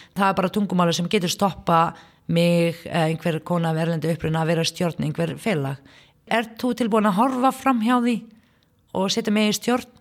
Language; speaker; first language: Icelandic; non-native, fluent; Arabic